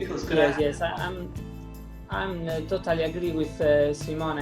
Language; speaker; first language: English; non-native, fluent; Spanish